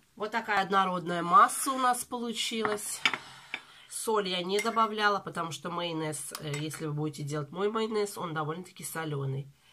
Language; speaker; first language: Russian; native; Russian